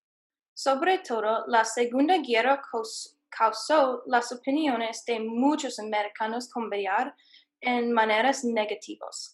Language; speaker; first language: Spanish; non-native, learner; English